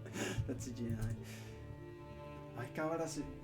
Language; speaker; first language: Japanese; non-native, learner; English